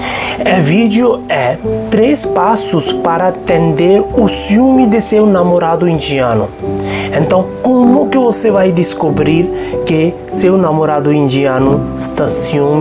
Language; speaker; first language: Portuguese; non-native, local second language; Hindi